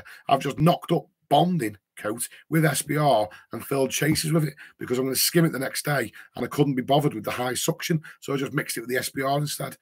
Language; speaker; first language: English; native; English